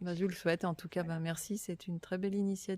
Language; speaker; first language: French; native; French